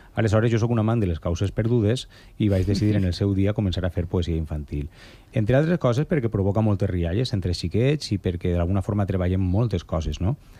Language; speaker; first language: Catalan; native; Catalan